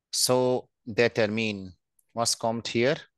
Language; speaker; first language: German; non-native, fluent; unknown